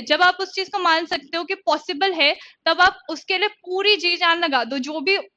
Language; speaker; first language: Hindi; native; Hindi